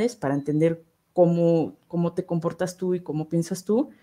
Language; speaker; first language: Spanish; native; Spanish